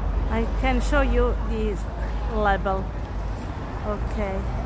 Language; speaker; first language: English; non-native, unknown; Italian